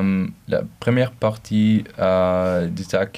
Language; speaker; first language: French; non-native, local second language; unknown